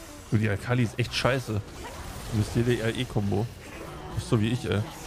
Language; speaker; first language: German; native; German